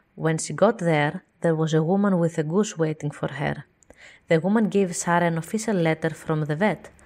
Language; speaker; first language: English; non-native, fluent; Greek